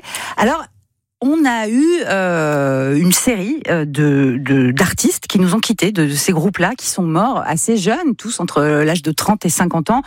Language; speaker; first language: French; native; French